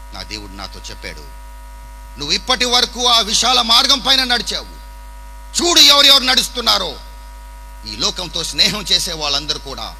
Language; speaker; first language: Telugu; non-native, local second language; English